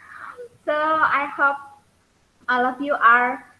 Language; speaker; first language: English; non-native, learner; Indonesian